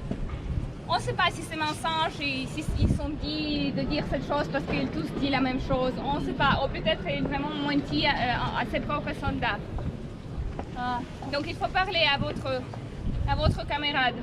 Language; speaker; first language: French; non-native, learner; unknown